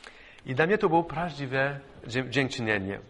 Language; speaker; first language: Polish; non-native, fluent; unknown